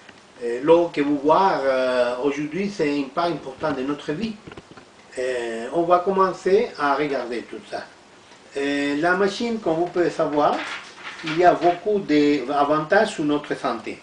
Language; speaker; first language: French; non-native, learner; Italian